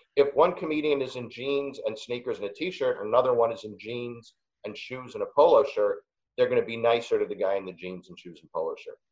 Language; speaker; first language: English; native; English